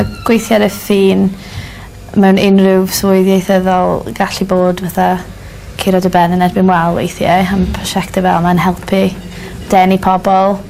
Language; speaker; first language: Welsh; native; Welsh